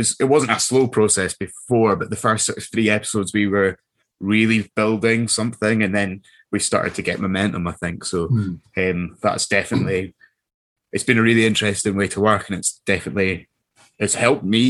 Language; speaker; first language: English; native; English